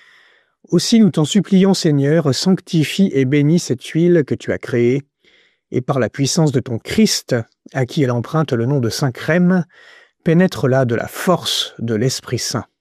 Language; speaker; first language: French; native; French